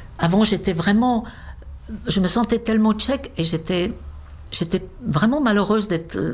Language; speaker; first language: French; non-native, fluent; Czech